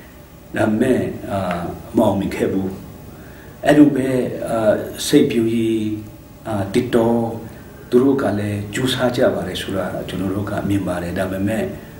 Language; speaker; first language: Burmese; non-native, local second language; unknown